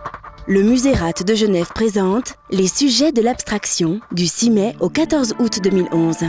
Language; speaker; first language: French; native; French